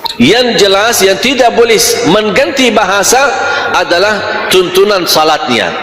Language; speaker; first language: Malay; non-native, fluent; Arabic